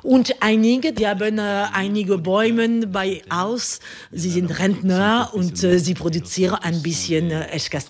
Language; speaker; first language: German; non-native, fluent; French